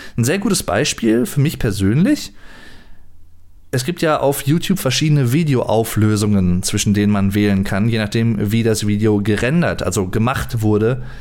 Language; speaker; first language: German; native; German